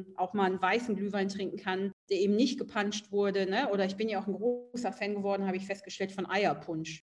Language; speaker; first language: German; native; German